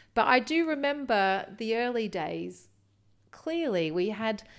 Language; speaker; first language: English; native; English